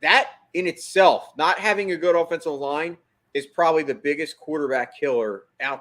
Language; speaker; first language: English; native; English